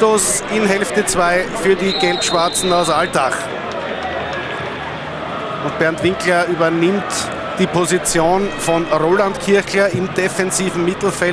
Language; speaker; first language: German; native; German